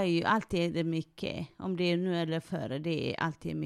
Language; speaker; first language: Swedish; non-native, fluent; Tigrinya